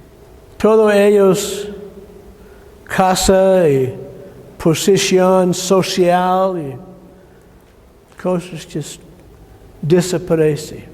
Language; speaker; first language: Spanish; non-native, learner; English